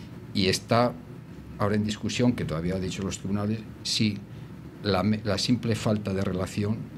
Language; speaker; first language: Spanish; native; Spanish